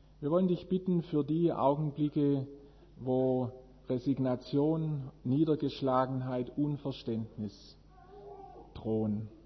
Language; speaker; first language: German; native; German